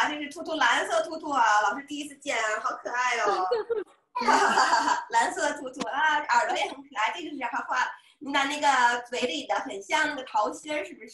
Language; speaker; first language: Chinese; native; Chinese